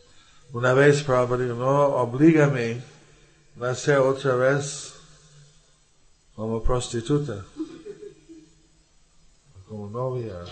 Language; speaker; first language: Spanish; non-native, learner; English